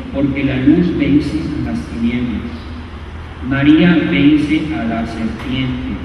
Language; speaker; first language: Spanish; native; Spanish